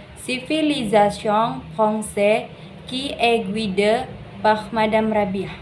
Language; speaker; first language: French; non-native, learner; Indonesian